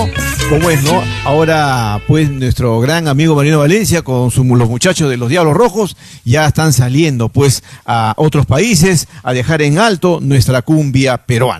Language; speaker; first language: Spanish; native; Spanish